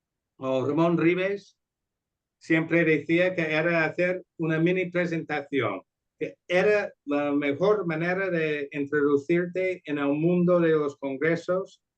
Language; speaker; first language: Spanish; non-native, fluent; English